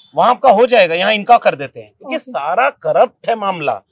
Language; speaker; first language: Hindi; native; Hindi